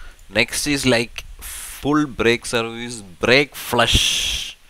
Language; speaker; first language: English; non-native, local second language; Malayalam